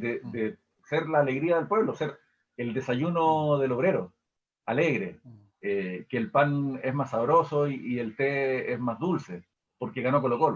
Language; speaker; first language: Spanish; native; Spanish